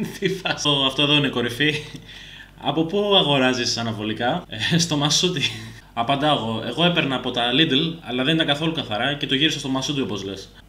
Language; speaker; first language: Greek; early bilingual, other home language; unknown